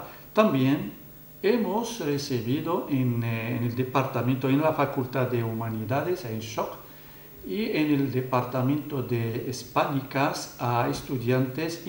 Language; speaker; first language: Spanish; non-native, fluent; Arabic